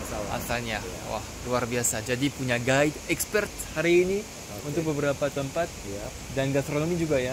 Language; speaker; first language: Indonesian; non-native, fluent; French